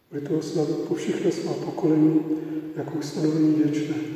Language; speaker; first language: Czech; native; Czech